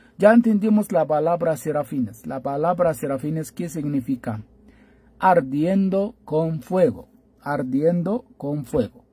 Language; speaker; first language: Spanish; non-native, fluent; Arabic